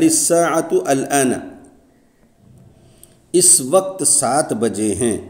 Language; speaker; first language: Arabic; non-native, fluent; Urdu